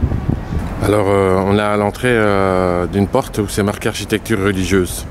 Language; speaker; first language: French; native; French